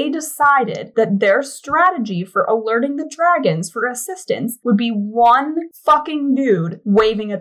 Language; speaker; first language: English; native; English